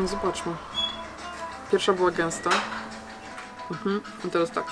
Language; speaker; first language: Polish; native; Polish